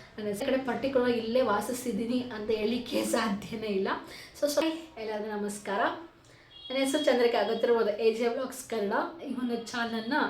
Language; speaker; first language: Kannada; native; Kannada